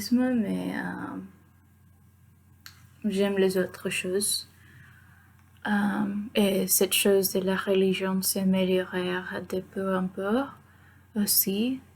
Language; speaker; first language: French; non-native, fluent; Spanish